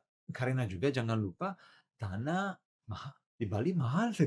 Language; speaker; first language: Indonesian; non-native, learner; Italian